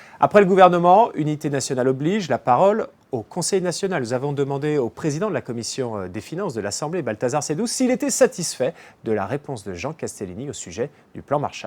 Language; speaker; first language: French; native; French